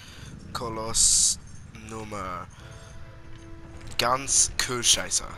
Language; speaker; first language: German; non-native, learner; English